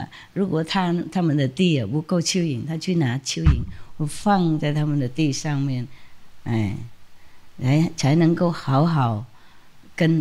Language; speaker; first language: Chinese; non-native, fluent; Vietnamese